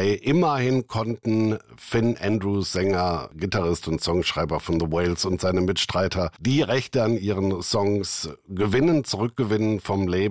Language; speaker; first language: German; native; German